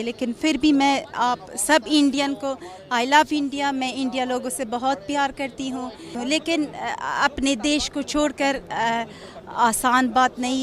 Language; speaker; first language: Hindi; non-native, learner; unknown